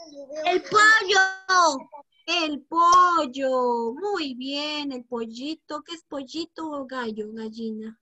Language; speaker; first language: Spanish; native; Spanish